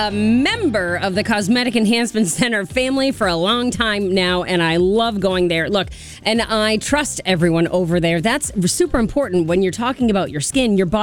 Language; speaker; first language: English; native; English